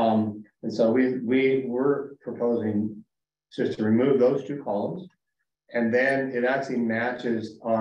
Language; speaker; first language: English; native; English